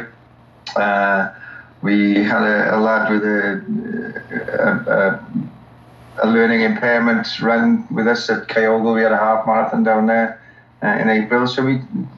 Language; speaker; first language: English; native; English